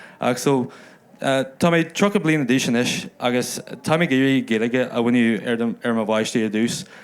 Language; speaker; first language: Irish; non-native, local second language; English